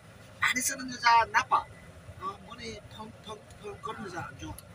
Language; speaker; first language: Korean; non-native, learner; Nepali